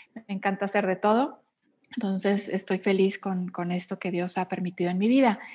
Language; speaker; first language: Spanish; native; Spanish